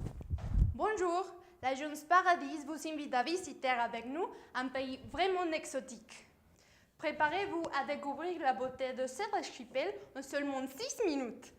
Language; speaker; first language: French; non-native, learner; Spanish